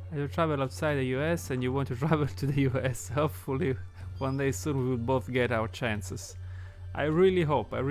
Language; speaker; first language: English; non-native, fluent; Italian